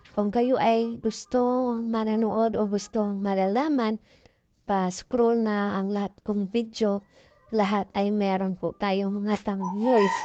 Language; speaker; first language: Filipino; non-native, local second language; Cebuano